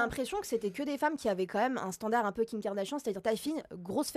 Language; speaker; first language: French; native; French